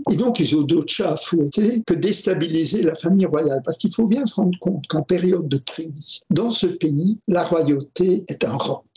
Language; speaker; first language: French; native; French